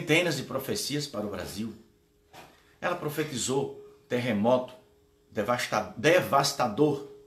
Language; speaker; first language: Portuguese; native; Portuguese